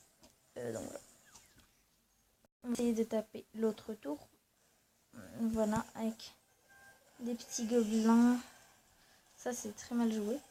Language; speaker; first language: French; native; French